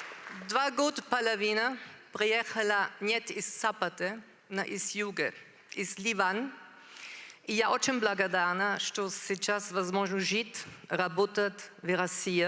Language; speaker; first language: Russian; non-native, learner; German